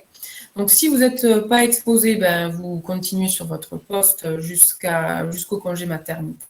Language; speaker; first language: French; native; French